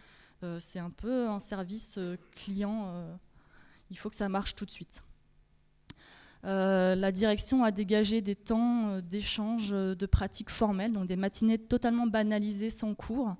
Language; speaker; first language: French; native; French